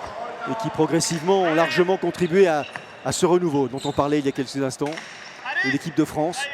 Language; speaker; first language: French; native; French